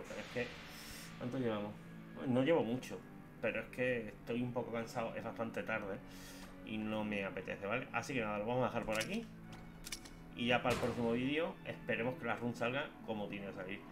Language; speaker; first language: Spanish; native; Spanish